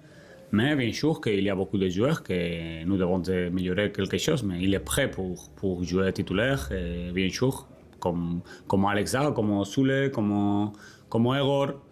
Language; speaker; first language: French; non-native, learner; Spanish